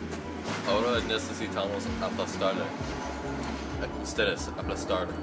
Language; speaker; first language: Spanish; non-native, learner; English